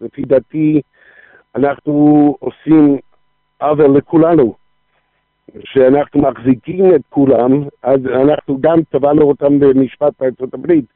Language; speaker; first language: Hebrew; non-native, fluent; English